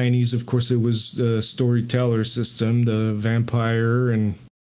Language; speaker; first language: English; non-native, fluent; French